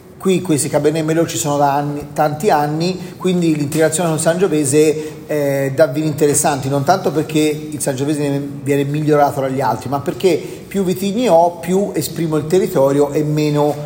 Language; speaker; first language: Italian; native; Italian